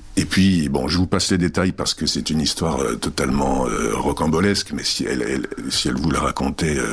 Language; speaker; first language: French; early bilingual, other home language; Czech